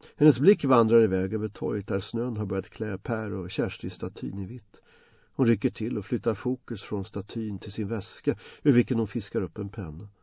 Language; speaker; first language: Swedish; non-native, fluent; Bosnian